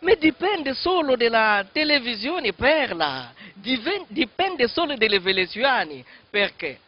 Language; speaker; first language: Italian; non-native, fluent; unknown